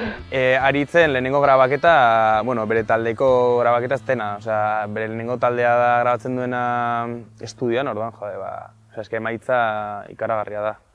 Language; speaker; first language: Basque; native; Basque